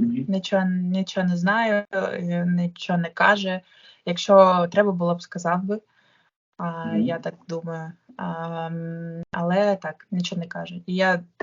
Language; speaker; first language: Ukrainian; non-native, local second language; Russian